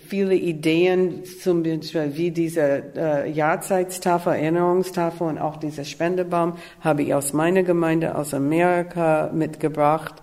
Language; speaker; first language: German; non-native, fluent; English